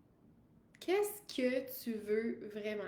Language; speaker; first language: French; native; French